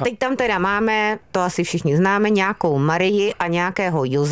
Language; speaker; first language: Czech; native; Czech